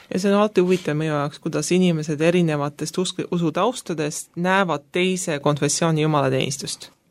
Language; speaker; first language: Estonian; native; Estonian